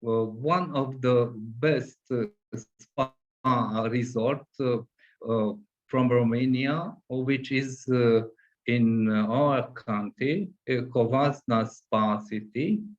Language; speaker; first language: English; non-native, fluent; Hungarian